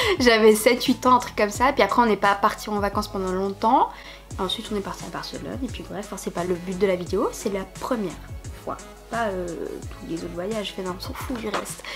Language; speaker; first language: French; native; French